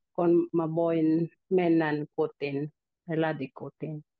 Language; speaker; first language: Finnish; non-native, learner; Filipino